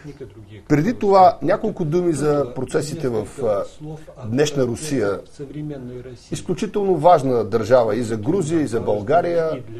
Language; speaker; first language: Bulgarian; native; Bulgarian